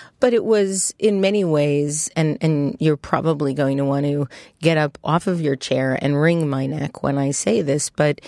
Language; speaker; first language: English; native; English